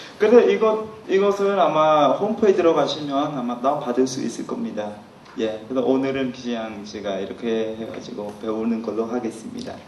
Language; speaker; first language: Korean; non-native, fluent; Khmer